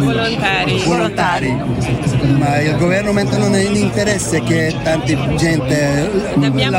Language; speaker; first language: Italian; non-native, learner; Hungarian